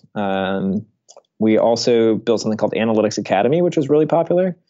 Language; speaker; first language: English; native; English